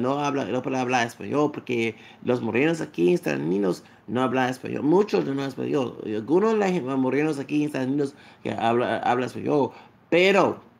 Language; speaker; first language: Spanish; non-native, learner; English